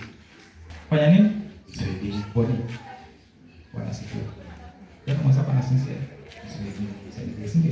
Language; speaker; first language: Swahili; native; Swahili